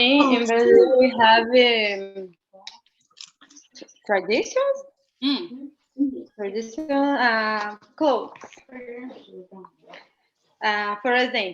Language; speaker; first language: English; non-native, learner; Portuguese